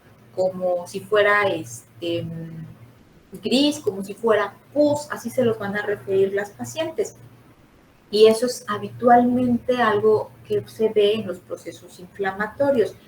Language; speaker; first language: Spanish; native; Spanish